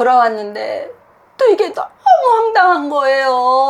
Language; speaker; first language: Korean; native; Korean